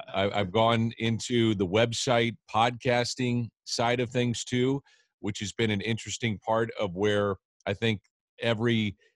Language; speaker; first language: English; native; English